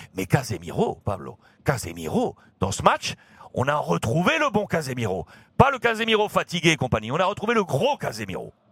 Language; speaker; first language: French; native; French